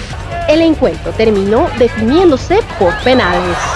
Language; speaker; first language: Spanish; native; Spanish